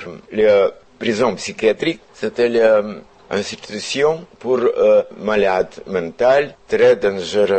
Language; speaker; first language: French; non-native, fluent; Russian